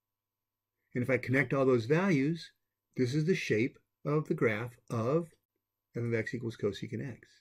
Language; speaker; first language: English; native; English